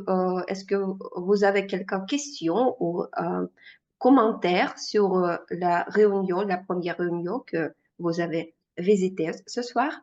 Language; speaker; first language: French; non-native, fluent; Russian